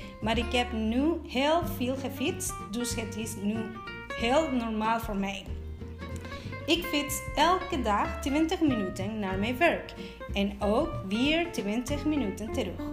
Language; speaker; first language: Dutch; non-native, fluent; Spanish